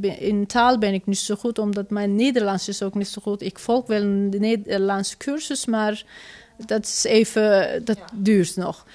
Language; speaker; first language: Dutch; non-native, learner; Turkish